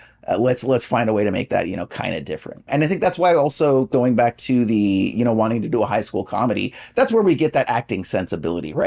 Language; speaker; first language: English; native; English